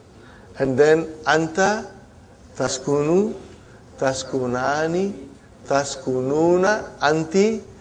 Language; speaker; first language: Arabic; non-native, fluent; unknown